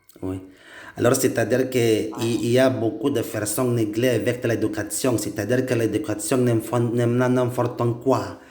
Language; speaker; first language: French; non-native, learner; Indonesian